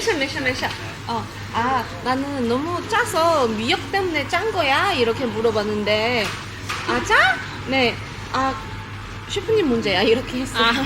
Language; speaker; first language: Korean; non-native, fluent; Chinese